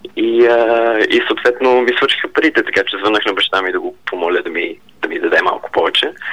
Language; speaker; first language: Bulgarian; early bilingual, heritage; Bulgarian